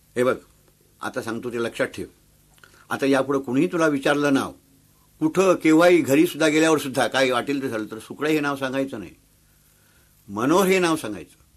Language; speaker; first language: Marathi; non-native, local second language; Konkani